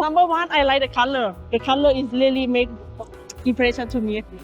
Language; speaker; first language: English; non-native, learner; Thai